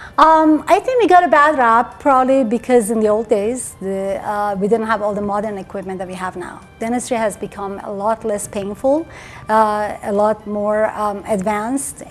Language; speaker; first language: English; early bilingual, other home language; Persian